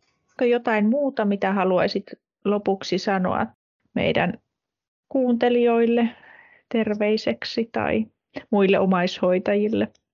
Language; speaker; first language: Finnish; native; Finnish